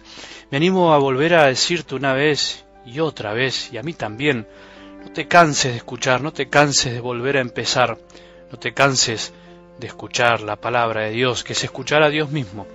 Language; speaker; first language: Spanish; native; Spanish